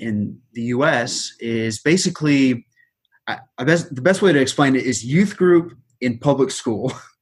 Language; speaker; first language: English; native; English